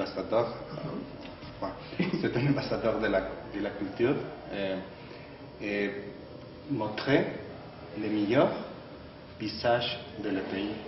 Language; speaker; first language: French; non-native, learner; Spanish